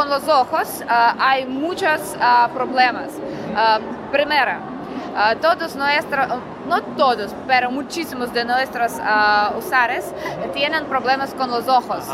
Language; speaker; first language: Spanish; non-native, learner; Russian